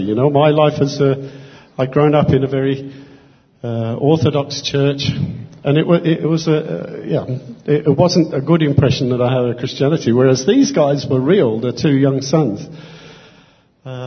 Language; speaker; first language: English; native; English